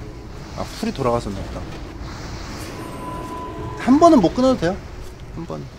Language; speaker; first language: Korean; native; Korean